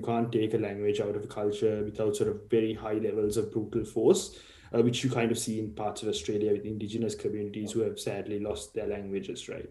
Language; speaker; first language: English; non-native, local second language; Sinhala